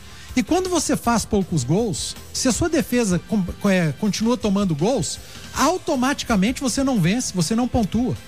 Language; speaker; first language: Portuguese; native; Portuguese